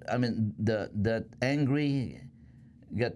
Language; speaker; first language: English; non-native, local second language; Filipino